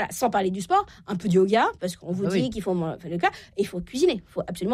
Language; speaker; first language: French; native; French